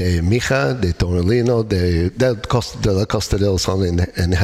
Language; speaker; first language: Spanish; non-native, learner; English